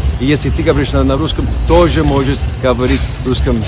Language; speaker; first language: Russian; non-native, learner; English